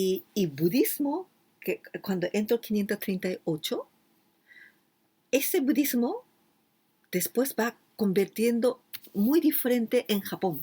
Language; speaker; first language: Spanish; non-native, fluent; Japanese